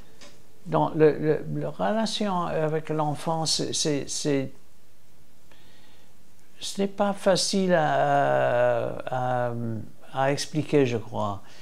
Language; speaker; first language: French; non-native, fluent; English